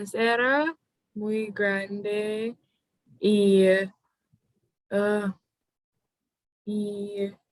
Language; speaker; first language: Spanish; non-native, learner; English